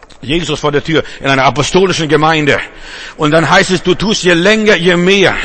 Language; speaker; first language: German; non-native, fluent; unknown